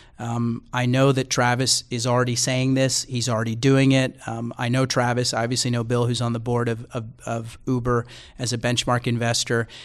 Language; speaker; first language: English; native; English